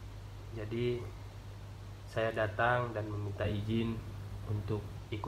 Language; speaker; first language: Indonesian; non-native, local second language; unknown